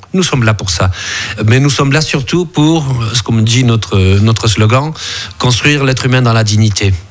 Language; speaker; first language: French; early bilingual, other home language; Spanish